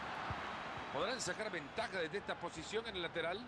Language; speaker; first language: Spanish; native; Spanish